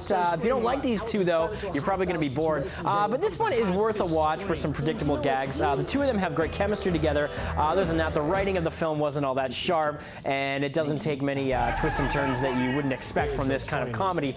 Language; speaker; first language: English; native; English